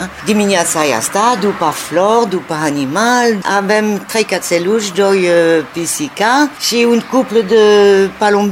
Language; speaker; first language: Romanian; non-native, learner; French